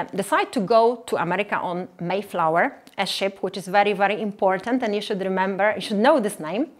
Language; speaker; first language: English; non-native, fluent; Polish